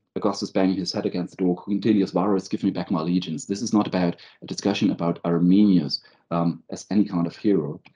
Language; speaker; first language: English; non-native, fluent; German